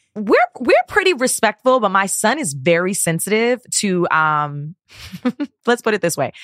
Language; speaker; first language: English; native; English